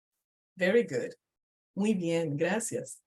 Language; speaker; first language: Spanish; non-native, fluent; English